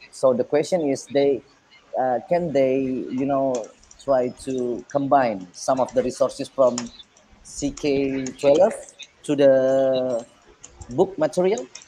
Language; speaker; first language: English; non-native, fluent; Indonesian